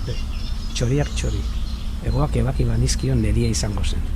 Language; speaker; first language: Basque; native; Basque